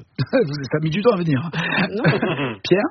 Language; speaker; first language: French; native; French